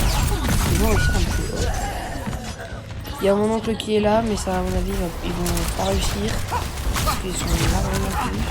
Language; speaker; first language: French; native; French